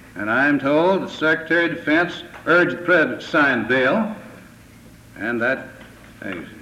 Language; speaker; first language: English; native; English